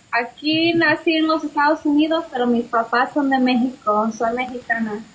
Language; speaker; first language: Spanish; early bilingual, heritage; Spanish